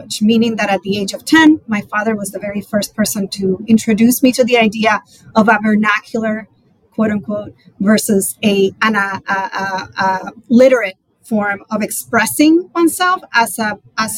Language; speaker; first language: English; non-native, fluent; Spanish